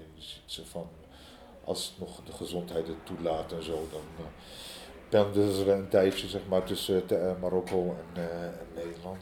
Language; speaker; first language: Dutch; early bilingual, other home language; Arabic